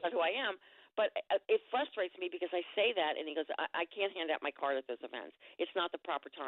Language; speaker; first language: English; native; English